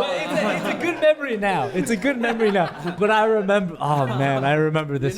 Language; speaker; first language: English; native; English